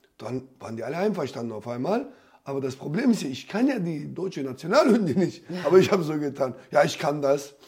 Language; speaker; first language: German; non-native, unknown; Turkish